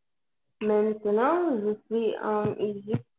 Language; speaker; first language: French; non-native, learner; English